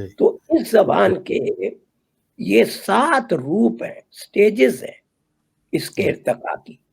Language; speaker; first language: Urdu; non-native, local second language; Saraiki